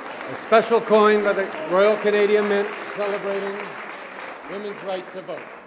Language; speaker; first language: English; early bilingual, other home language; French